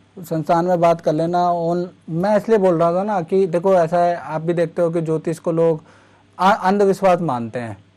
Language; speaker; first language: Hindi; native; Hindi